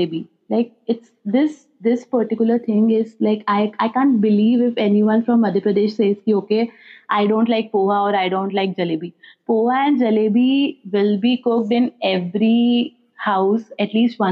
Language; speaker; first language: English; non-native, local second language; Hindi